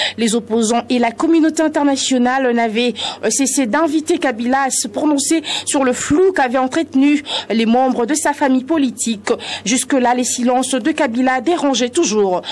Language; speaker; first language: French; non-native, local second language; Lingala